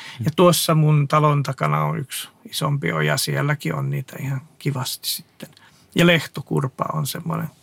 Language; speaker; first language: Finnish; non-native, fluent; Hungarian